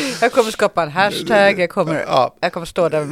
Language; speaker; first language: Swedish; native; Swedish